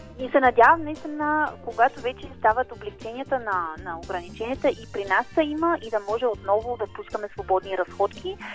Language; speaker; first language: Bulgarian; non-native, fluent; German